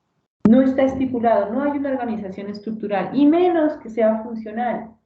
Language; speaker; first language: Spanish; native; Spanish